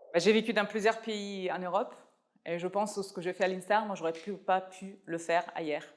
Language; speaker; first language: French; non-native, fluent; Italian